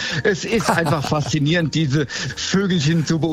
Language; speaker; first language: German; native; German